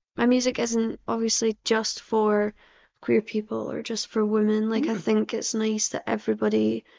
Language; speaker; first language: English; native; English